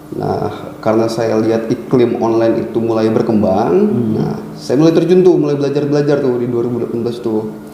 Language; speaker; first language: Indonesian; native; Indonesian